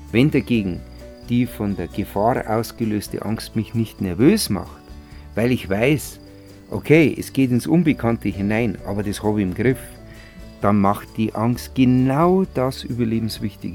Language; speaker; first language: German; native; German